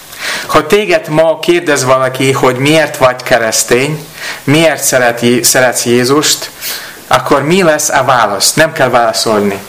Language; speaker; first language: Hungarian; non-native, learner; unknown